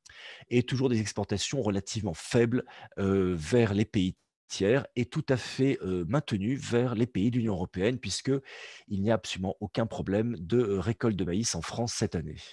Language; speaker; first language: French; native; French